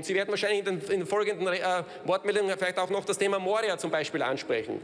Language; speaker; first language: German; native; German